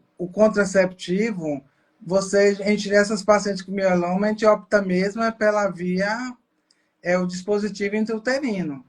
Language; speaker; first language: Portuguese; native; Portuguese